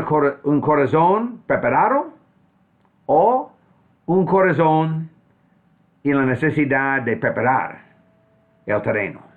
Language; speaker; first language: Spanish; non-native, fluent; English